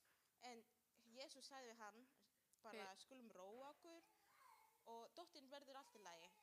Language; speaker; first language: Icelandic; non-native, learner; Spanish